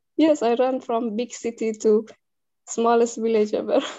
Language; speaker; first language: English; non-native, learner; Persian